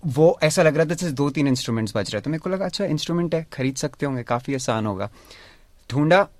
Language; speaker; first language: Hindi; native; Hindi